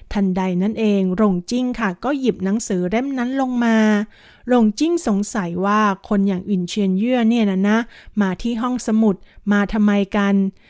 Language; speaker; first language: Thai; native; Thai